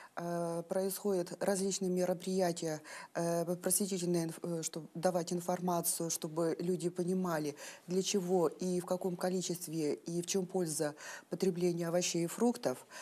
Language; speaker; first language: Russian; native; Russian